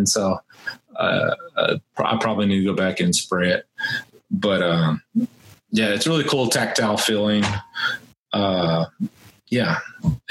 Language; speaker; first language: English; native; English